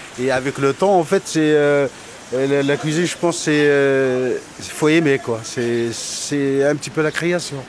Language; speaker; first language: French; non-native, local second language; Arabic